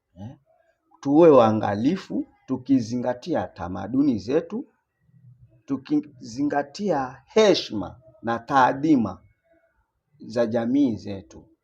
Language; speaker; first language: Swahili; non-native, local second language; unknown